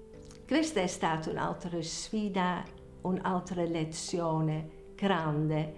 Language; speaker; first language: Italian; non-native, fluent; Dutch